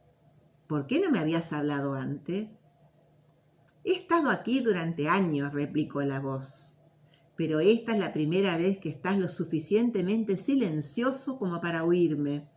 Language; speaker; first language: Spanish; native; Spanish